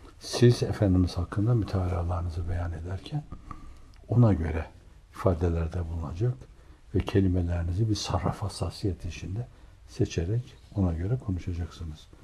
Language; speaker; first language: Turkish; native; Turkish